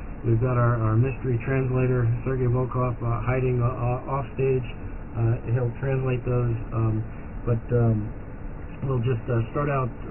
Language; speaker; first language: English; native; English